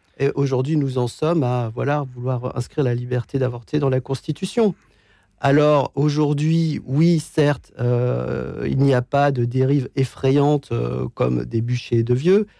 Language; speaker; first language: French; native; French